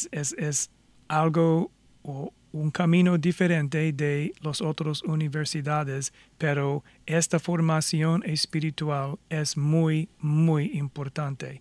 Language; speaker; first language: Spanish; non-native, fluent; English